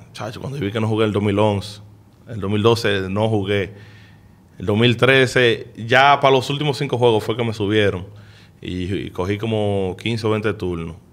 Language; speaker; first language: Spanish; early bilingual, heritage; Spanish